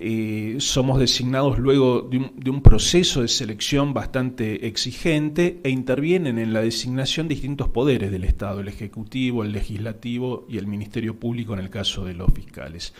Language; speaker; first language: Spanish; native; Spanish